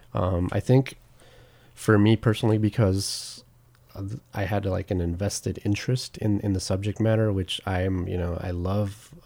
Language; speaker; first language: English; native; English